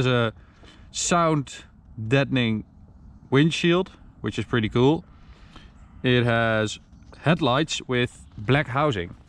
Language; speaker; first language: English; non-native, fluent; Dutch